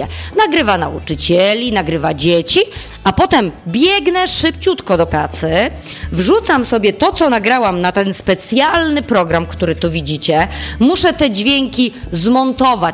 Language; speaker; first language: Polish; native; Polish